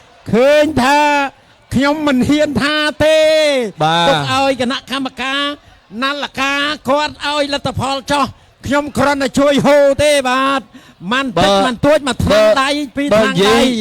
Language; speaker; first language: Khmer; native; Khmer